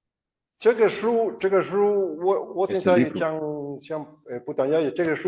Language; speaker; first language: Chinese; non-native, learner; Spanish